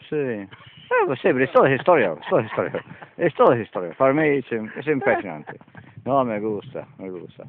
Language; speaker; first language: Spanish; non-native, learner; English